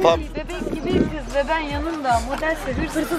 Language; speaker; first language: Turkish; native; Turkish